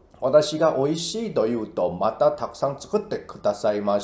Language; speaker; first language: Japanese; non-native, fluent; Chinese